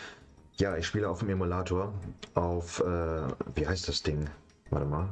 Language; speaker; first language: German; native; German